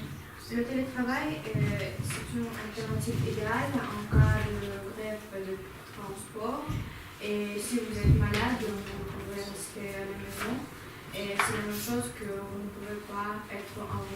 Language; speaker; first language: French; non-native, learner; Ukrainian